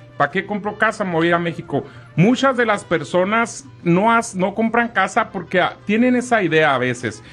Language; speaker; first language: Spanish; native; Spanish